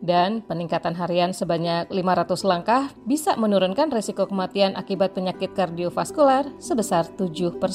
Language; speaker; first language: Indonesian; native; Indonesian